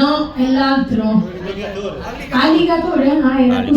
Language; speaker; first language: Italian; non-native, fluent; Spanish